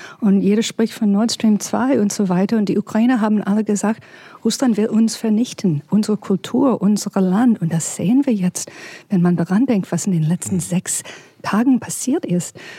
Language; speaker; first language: German; non-native, fluent; English